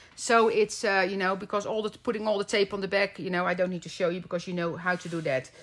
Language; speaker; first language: English; non-native, fluent; Dutch